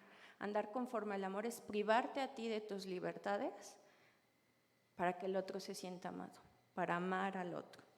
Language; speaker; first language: Spanish; native; Spanish